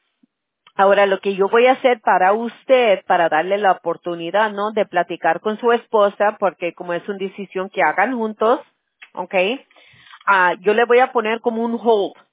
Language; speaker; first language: Spanish; early bilingual, heritage; Spanish